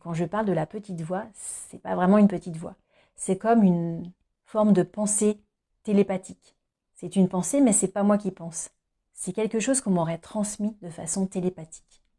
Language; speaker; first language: French; native; French